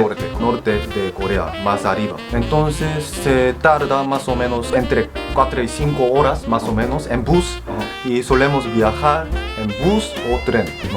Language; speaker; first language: Spanish; non-native, fluent; Korean